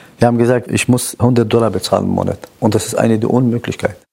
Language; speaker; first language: German; non-native, fluent; Kurdish